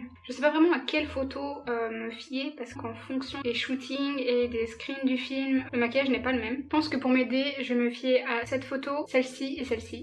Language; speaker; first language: French; native; French